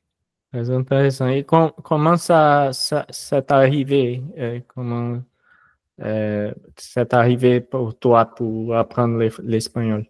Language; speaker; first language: French; non-native, fluent; Portuguese